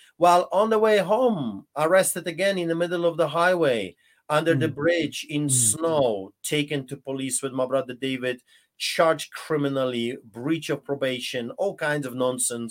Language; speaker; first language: English; non-native, fluent; Polish